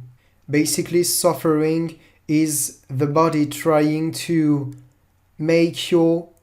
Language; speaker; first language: English; non-native, fluent; French